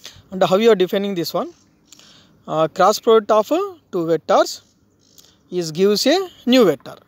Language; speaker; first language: English; non-native, local second language; Telugu